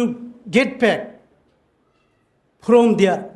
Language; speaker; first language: English; non-native, learner; Bangla